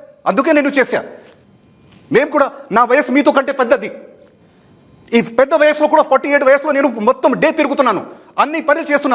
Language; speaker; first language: Telugu; non-native, fluent; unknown